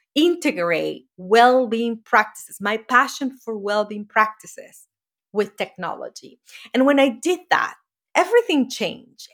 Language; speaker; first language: English; non-native, fluent; Spanish